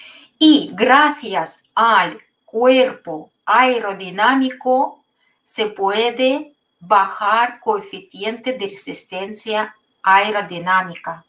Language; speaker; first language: Spanish; non-native, fluent; Russian